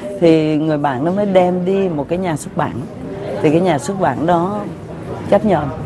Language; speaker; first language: Vietnamese; native; Vietnamese